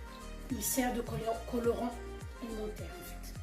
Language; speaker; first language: French; non-native, fluent; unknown